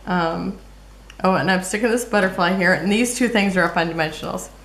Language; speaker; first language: English; native; English